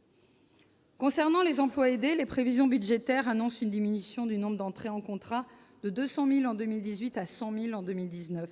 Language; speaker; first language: French; native; French